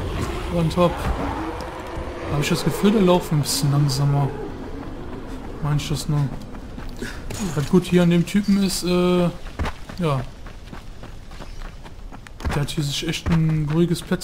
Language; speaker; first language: German; native; German